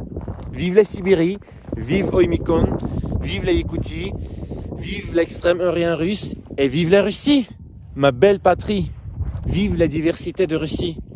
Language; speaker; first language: French; non-native, fluent; Russian